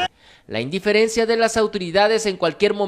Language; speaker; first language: Spanish; native; Spanish